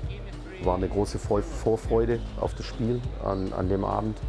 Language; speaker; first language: German; native; German